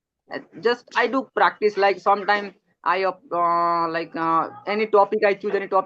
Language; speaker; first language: English; non-native, learner; Odia